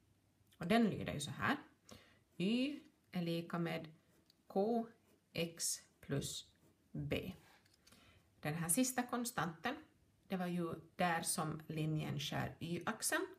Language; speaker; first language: Swedish; native; Swedish